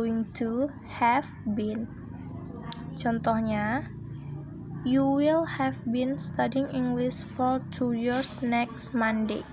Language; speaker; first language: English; non-native, learner; Indonesian